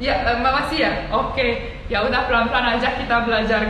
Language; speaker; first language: Indonesian; non-native, fluent; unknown